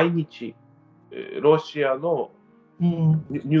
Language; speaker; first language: Japanese; non-native, learner; Ukrainian